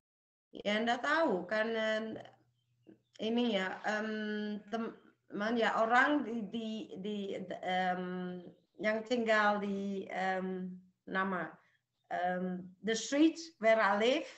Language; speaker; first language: Indonesian; non-native, local second language; Javanese